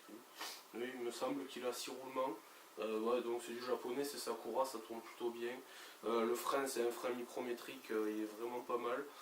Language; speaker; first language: French; native; French